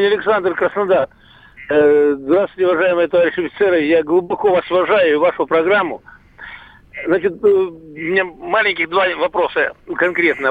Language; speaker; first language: Russian; native; Russian